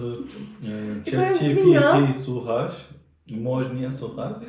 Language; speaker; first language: Polish; non-native, learner; Turkish